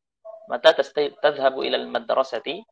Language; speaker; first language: Arabic; non-native, fluent; Indonesian